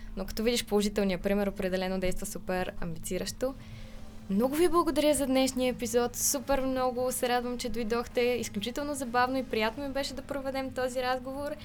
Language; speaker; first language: Bulgarian; native; Bulgarian